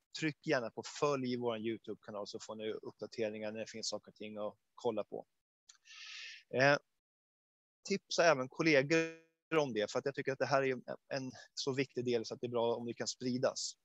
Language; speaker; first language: Swedish; native; Swedish